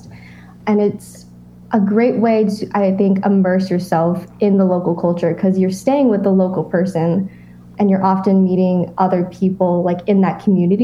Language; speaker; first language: English; native; English